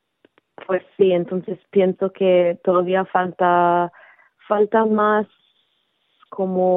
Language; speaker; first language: Spanish; early bilingual, heritage; Spanish